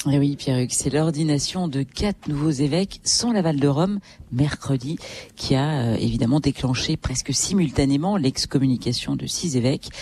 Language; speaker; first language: French; native; French